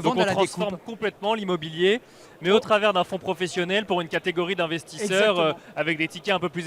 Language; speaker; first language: French; native; French